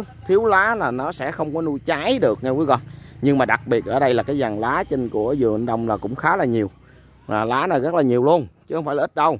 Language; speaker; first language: Vietnamese; native; Vietnamese